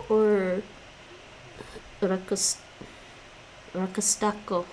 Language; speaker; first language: Finnish; non-native, learner; English